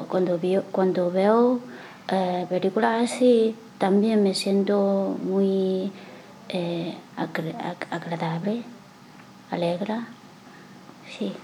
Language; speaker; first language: Spanish; non-native, learner; Chinese